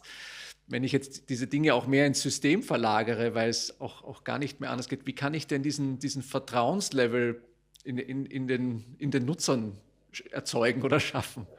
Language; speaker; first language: German; native; German